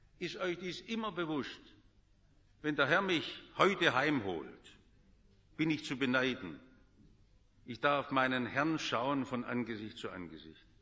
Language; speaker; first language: German; native; German